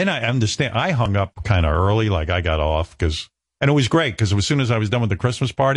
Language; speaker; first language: English; native; English